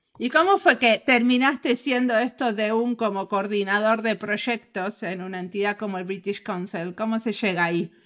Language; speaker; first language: Spanish; native; Spanish